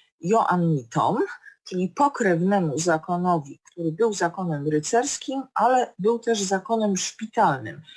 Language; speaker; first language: Polish; native; Polish